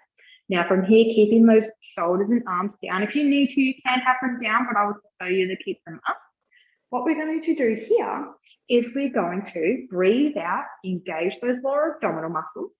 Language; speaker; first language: English; native; English